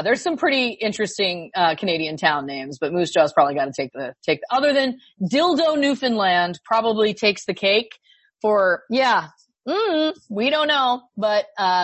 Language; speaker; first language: English; native; English